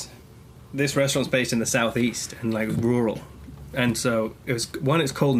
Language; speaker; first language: English; native; English